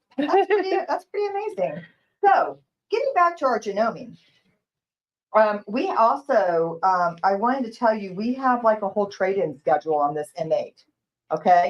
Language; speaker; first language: English; native; English